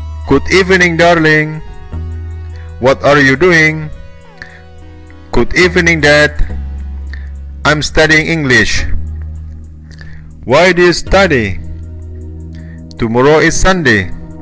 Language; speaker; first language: English; non-native, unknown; Indonesian